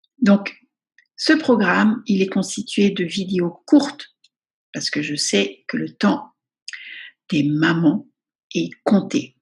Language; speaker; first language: French; native; French